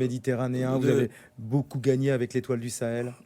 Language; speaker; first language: French; native; French